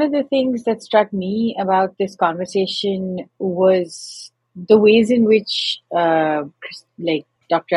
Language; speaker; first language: English; native; English